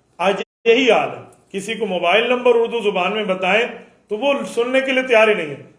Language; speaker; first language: Urdu; native; Urdu